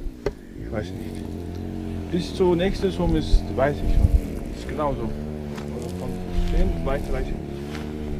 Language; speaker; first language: German; non-native, learner; Mongolian